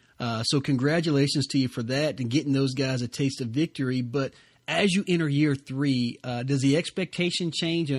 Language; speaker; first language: English; native; English